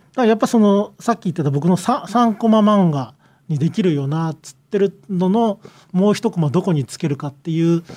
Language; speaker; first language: Japanese; native; Japanese